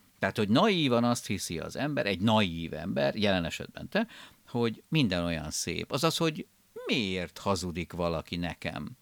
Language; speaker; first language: Hungarian; native; Hungarian